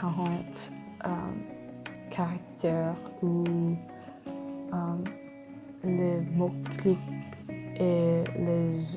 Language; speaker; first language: French; non-native, learner; English